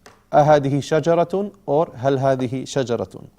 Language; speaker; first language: Arabic; non-native, fluent; English